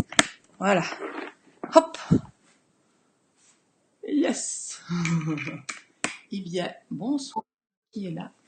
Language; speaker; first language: French; native; French